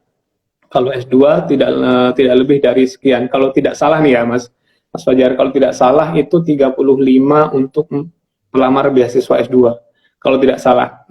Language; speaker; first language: Indonesian; non-native, local second language; Javanese